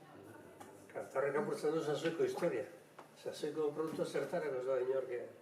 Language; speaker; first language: Basque; native; Basque